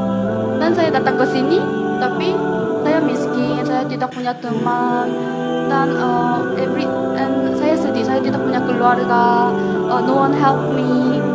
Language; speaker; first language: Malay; non-native, fluent; Korean